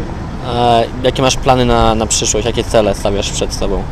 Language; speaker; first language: Polish; native; Polish